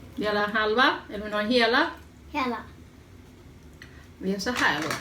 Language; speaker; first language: Swedish; non-native, learner; Thai